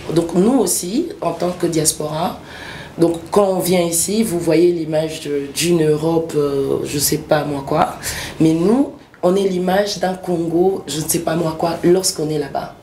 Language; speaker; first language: French; early bilingual, other home language; Swahili